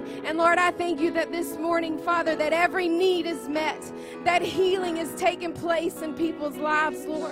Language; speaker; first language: English; native; English